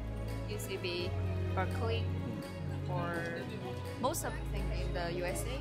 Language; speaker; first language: English; non-native, fluent; Chinese